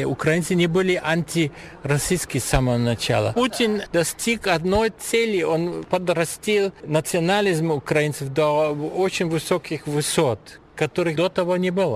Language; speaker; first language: Russian; non-native, fluent; German